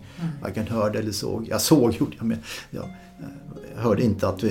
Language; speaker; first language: Swedish; native; Swedish